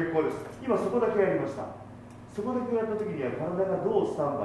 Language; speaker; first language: Japanese; native; Japanese